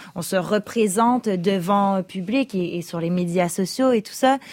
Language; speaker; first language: French; native; French